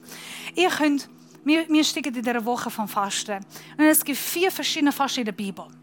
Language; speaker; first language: German; non-native, fluent; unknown